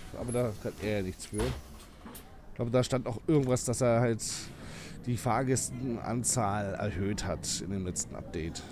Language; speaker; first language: German; native; German